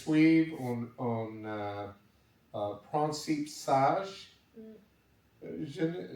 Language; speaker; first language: French; non-native, learner; English